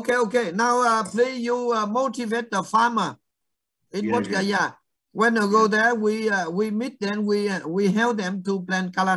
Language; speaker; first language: English; non-native, fluent; Vietnamese